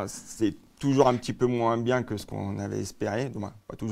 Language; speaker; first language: French; native; French